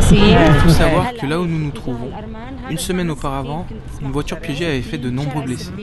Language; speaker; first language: French; native; French